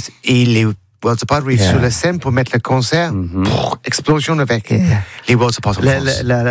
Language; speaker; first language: French; non-native, learner; English